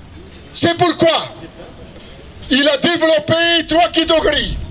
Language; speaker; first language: French; non-native, local second language; Dutch